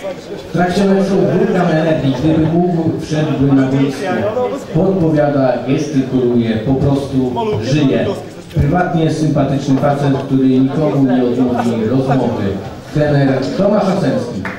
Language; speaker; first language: Polish; native; Polish